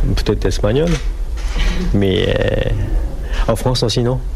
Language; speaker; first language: French; non-native, learner; Japanese